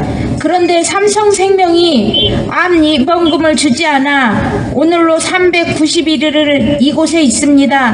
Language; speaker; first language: Korean; native; Korean